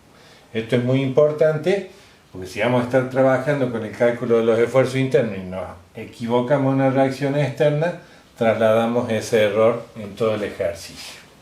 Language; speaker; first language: Spanish; native; Spanish